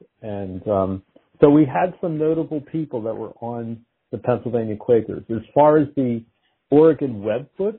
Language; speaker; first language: English; native; English